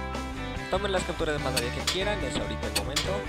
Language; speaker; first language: Spanish; native; Spanish